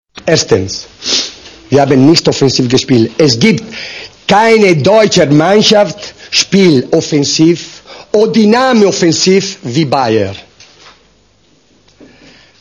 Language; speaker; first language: German; non-native, learner; Italian